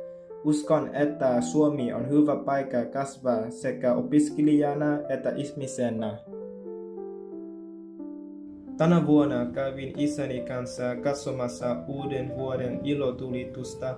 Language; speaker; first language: Finnish; non-native, fluent; Vietnamese